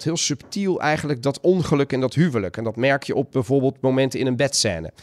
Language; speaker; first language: Dutch; native; Dutch